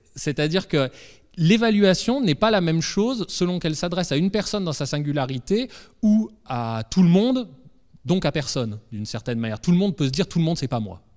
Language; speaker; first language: French; native; French